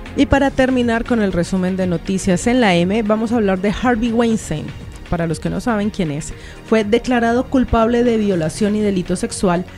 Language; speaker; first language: Spanish; native; Spanish